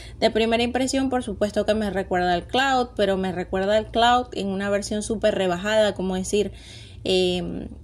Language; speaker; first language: Spanish; native; Spanish